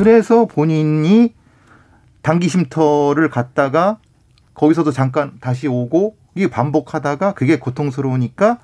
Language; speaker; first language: Korean; native; Korean